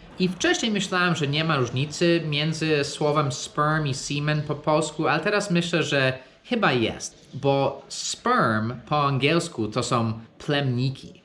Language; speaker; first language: Polish; non-native, fluent; English